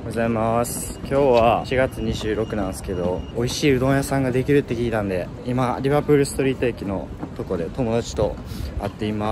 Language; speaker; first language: Japanese; native; Japanese